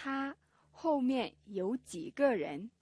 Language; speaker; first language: Chinese; non-native, fluent; Mongolian